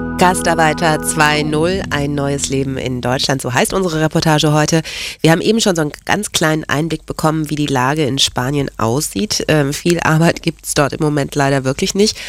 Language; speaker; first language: German; native; German